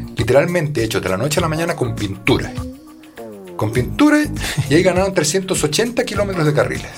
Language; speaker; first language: Spanish; native; Spanish